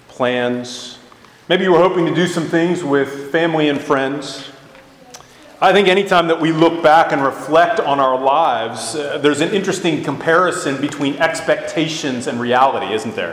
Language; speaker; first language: English; native; English